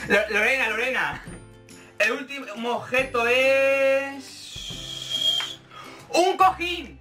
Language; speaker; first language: Spanish; native; Spanish